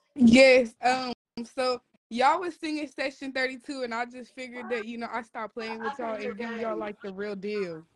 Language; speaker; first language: English; native; English